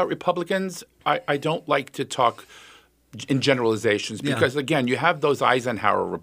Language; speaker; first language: English; native; English